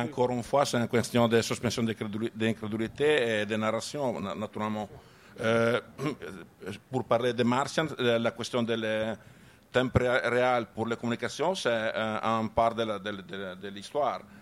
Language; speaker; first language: French; non-native, learner; Italian